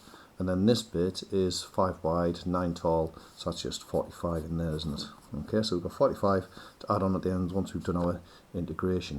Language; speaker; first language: English; native; English